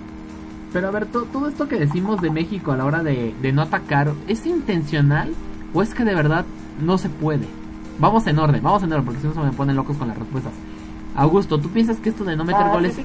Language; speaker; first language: Spanish; native; Spanish